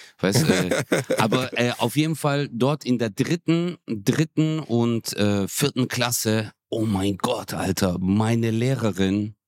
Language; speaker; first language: German; early bilingual, other home language; Turkish